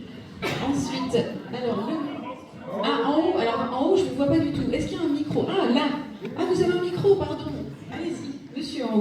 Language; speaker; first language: French; native; French